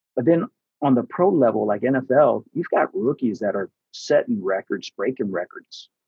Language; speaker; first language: English; early bilingual, other home language; Spanish